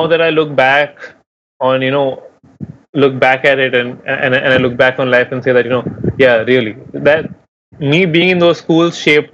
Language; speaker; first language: English; non-native, local second language; Hindi